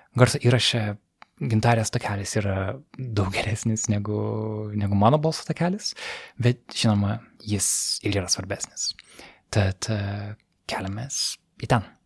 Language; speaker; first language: Lithuanian; native; Lithuanian